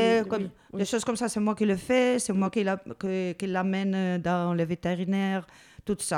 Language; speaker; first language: French; non-native, learner; Spanish